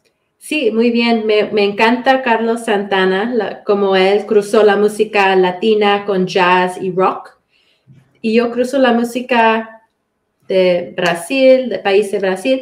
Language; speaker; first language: Spanish; early bilingual, heritage; Spanish